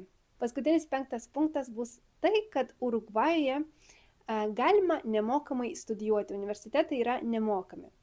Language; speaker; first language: Lithuanian; early bilingual, other home language; Spanish